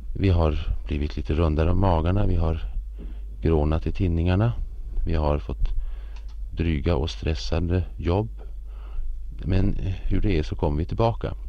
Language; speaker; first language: Swedish; native; Swedish